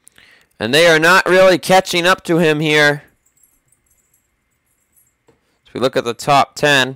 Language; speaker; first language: English; native; English